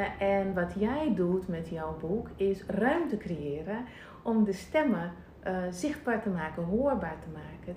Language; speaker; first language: Dutch; non-native, fluent; Russian